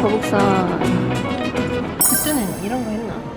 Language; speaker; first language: Korean; non-native, fluent; Swedish